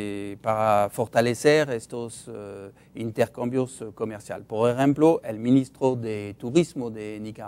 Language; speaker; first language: Spanish; non-native, fluent; French